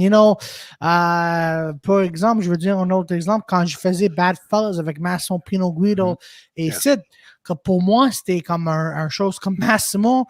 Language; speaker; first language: French; non-native, local second language; English